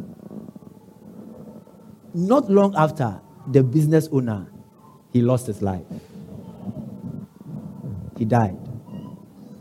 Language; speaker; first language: English; non-native, local second language; Ga